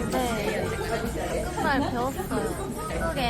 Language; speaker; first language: Korean; non-native, learner; Japanese